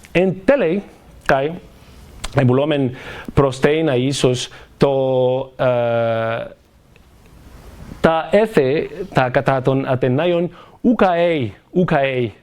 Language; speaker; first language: Greek; non-native, fluent; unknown